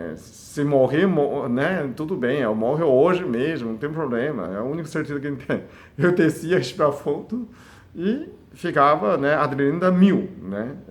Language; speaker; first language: Portuguese; non-native, fluent; Chinese